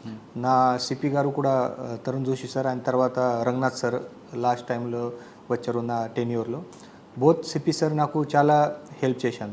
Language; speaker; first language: Telugu; non-native, learner; Marathi